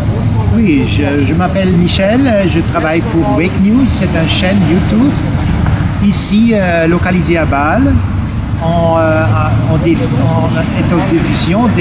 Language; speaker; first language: French; non-native, learner; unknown